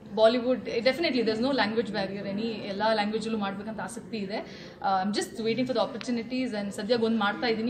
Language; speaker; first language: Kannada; non-native, local second language; Tulu